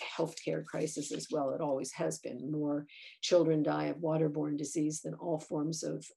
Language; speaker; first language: English; native; English